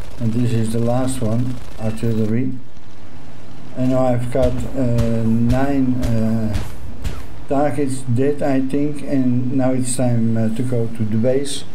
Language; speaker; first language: English; non-native, fluent; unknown